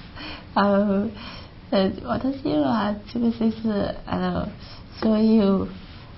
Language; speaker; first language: Japanese; non-native, learner; Chinese